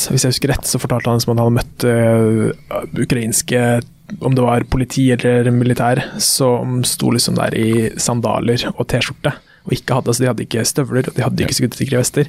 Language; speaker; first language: Norwegian; native; Norwegian